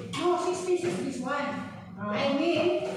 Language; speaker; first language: English; non-native, learner; Filipino